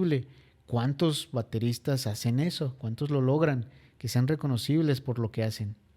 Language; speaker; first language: Spanish; native; Spanish